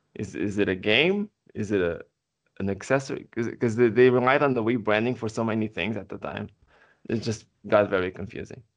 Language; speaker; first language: English; non-native, fluent; Portuguese